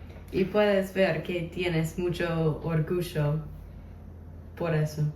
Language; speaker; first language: Spanish; non-native, learner; English